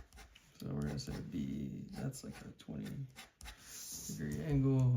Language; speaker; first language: English; native; English